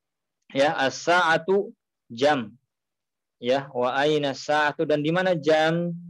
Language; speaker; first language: Indonesian; native; Indonesian